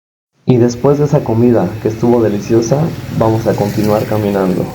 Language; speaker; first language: Spanish; native; Spanish